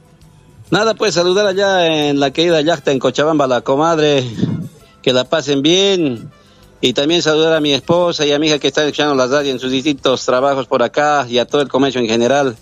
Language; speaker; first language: Spanish; native; Spanish